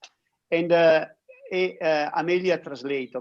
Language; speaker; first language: English; non-native, learner; Italian